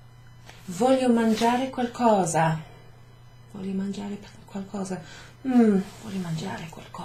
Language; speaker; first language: Italian; non-native, fluent; English